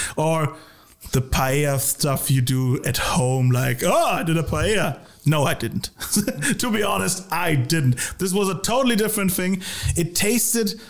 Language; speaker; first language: English; non-native, fluent; German